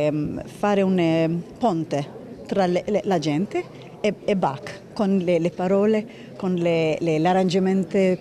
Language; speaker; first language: Italian; non-native, learner; Hebrew